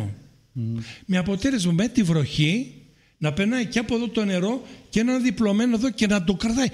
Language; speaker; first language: Greek; native; Greek